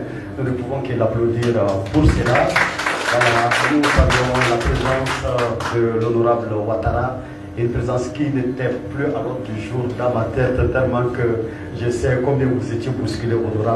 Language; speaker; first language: French; native; French